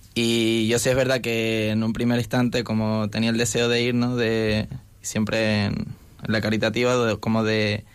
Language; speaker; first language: Spanish; native; Spanish